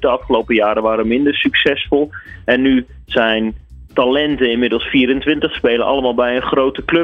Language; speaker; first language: Dutch; native; Dutch